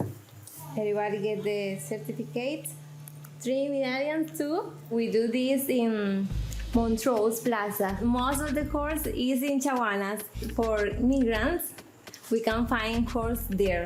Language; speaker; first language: English; non-native, learner; Spanish